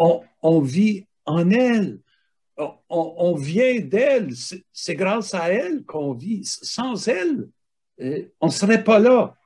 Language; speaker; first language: French; native; French